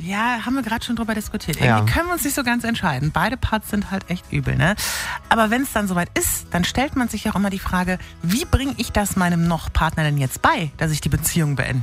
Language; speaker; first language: German; native; German